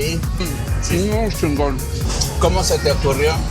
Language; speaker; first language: Spanish; native; Spanish